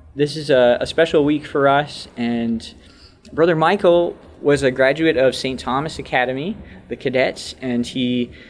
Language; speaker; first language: English; native; English